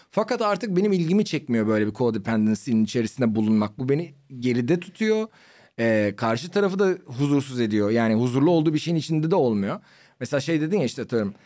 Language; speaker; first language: Turkish; native; Turkish